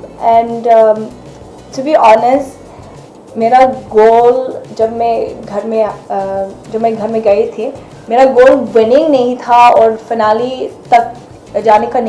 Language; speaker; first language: Hindi; non-native, fluent; Arabic